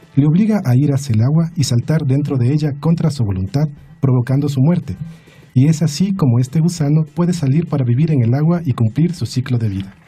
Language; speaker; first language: Spanish; native; Spanish